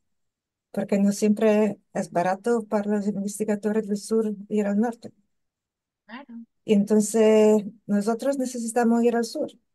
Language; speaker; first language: Spanish; non-native, learner; English